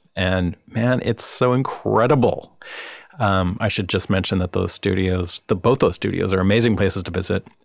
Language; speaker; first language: English; native; English